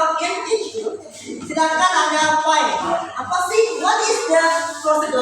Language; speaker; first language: English; non-native, learner; Indonesian